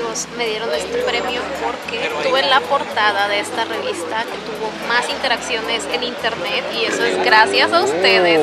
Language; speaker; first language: Spanish; native; Spanish